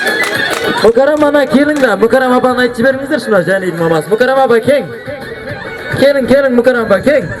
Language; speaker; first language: Kazakh; native; Kazakh